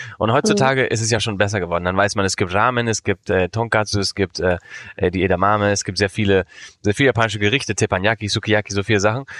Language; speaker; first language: German; early bilingual, heritage; Spanish